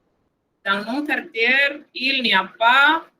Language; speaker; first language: French; non-native, fluent; Spanish